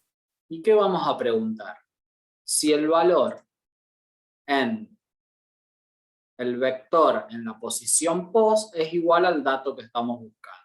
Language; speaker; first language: Spanish; native; Spanish